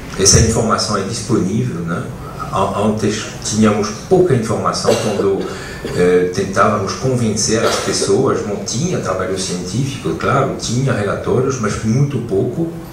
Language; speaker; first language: Portuguese; non-native, fluent; French